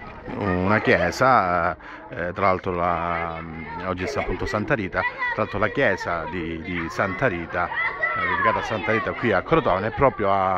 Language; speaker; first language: Italian; native; Italian